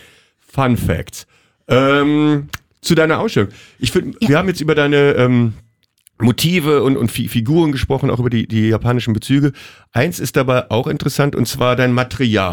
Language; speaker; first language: German; native; German